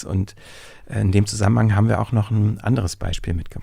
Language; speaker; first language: German; native; German